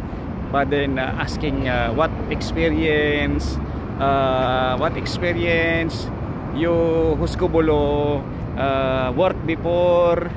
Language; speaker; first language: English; non-native, learner; Filipino